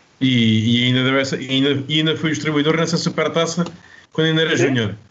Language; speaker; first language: Portuguese; native; Portuguese